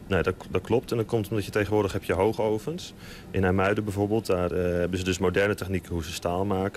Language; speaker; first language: Dutch; native; Dutch